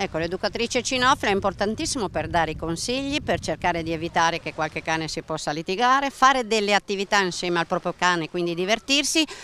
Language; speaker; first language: Italian; native; Italian